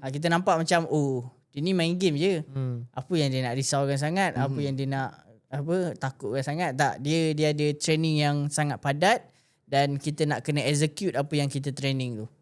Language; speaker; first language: Malay; native; Malay